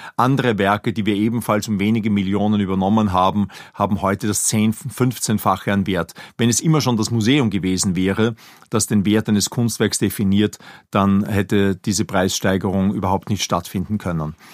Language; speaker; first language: German; native; German